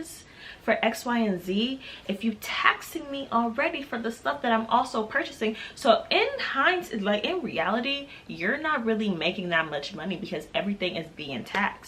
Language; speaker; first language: English; native; English